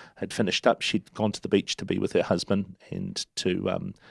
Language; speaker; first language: English; native; English